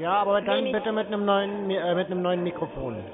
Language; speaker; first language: German; native; German